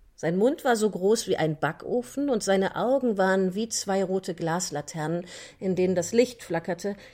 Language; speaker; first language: German; native; German